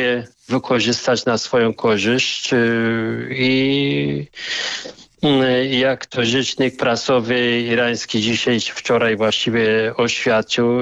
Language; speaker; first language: Polish; non-native, fluent; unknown